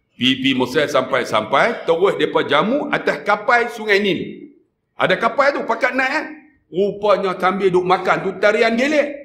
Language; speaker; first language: Malay; native; Malay